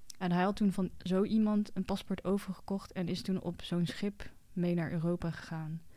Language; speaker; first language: Dutch; early bilingual, other home language; Cantonese